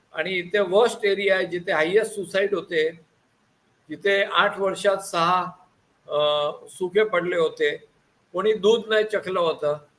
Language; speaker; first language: Marathi; non-native, local second language; Gujarati